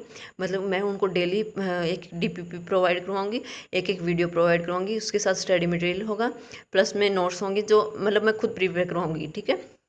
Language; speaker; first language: Hindi; native; Hindi